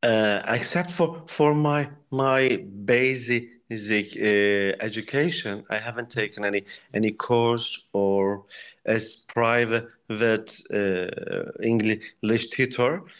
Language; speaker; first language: English; non-native, learner; Turkish